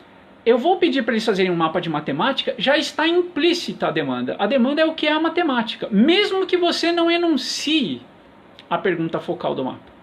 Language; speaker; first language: Portuguese; native; Portuguese